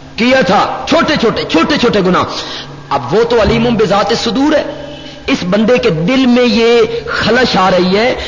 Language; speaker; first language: Urdu; non-native, local second language; Punjabi